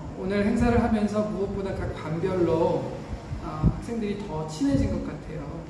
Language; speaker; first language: Korean; native; Korean